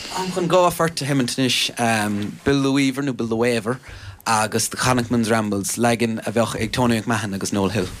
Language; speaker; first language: Irish; non-native, local second language; English